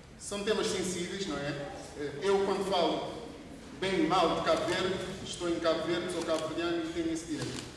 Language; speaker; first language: Portuguese; non-native, local second language; Kabuverdianu